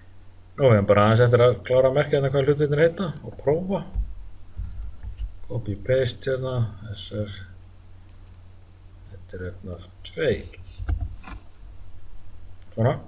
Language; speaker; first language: Icelandic; native; Icelandic